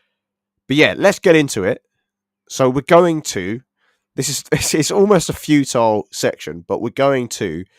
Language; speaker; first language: English; native; English